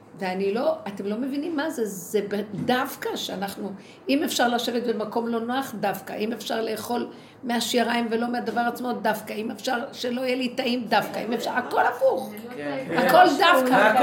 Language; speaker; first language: Hebrew; native; Hebrew